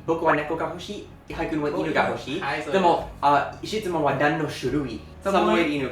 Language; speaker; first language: Japanese; non-native, learner; English